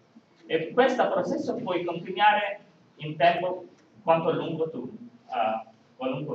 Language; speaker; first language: Italian; non-native, learner; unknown